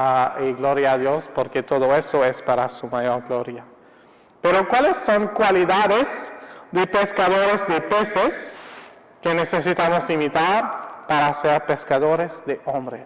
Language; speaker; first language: Spanish; non-native, fluent; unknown